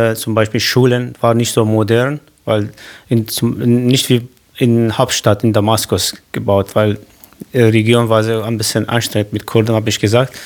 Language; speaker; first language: German; non-native, learner; Kurdish